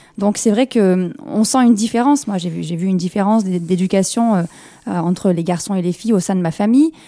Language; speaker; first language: French; early bilingual, other home language; Kabyle